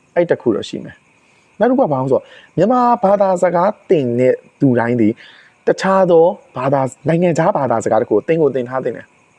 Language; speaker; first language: Burmese; native; Burmese